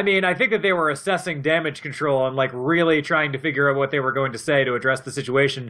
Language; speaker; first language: English; native; English